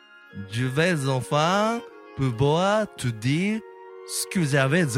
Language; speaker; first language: French; non-native, learner; Japanese